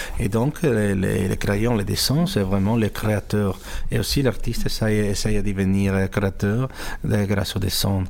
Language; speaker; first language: French; non-native, fluent; Italian